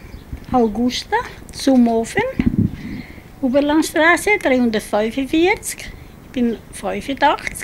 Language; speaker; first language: German; non-native, learner; Italian